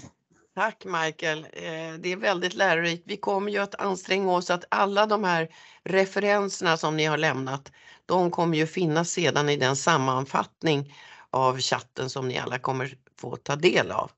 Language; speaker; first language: Swedish; native; Swedish